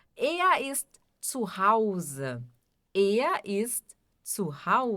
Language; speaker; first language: German; non-native, fluent; Portuguese